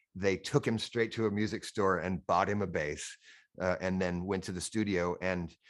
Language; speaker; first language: English; native; English